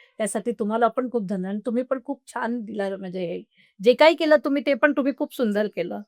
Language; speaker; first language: Marathi; non-native, local second language; Marwari